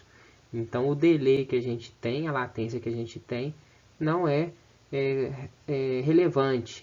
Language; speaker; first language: Portuguese; native; Portuguese